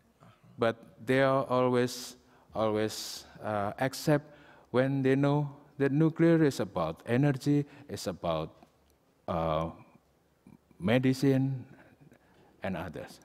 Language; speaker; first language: English; non-native, learner; Indonesian